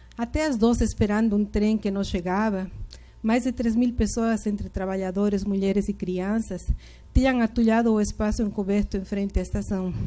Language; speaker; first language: Portuguese; non-native, fluent; Spanish